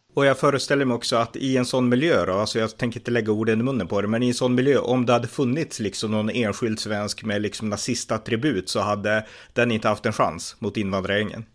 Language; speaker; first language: Swedish; native; Swedish